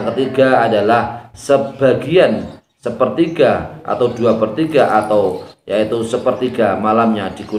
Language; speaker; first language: Indonesian; native; Indonesian